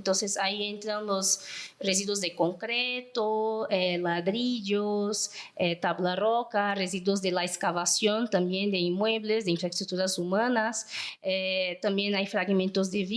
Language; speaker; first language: Spanish; non-native, fluent; Portuguese